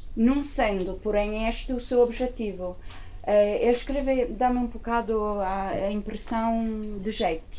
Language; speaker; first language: Portuguese; non-native, fluent; Italian